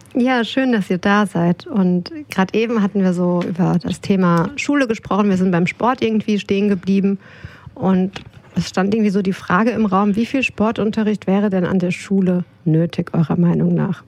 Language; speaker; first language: German; native; German